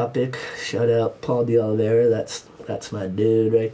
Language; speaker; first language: English; native; English